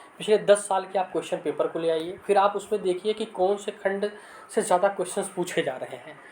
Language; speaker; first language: Hindi; native; Hindi